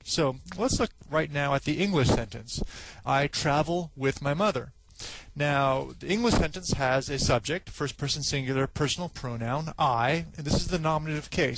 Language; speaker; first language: English; native; English